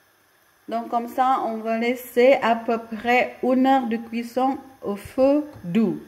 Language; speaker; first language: French; non-native, fluent; Indonesian